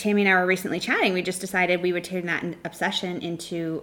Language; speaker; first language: English; native; English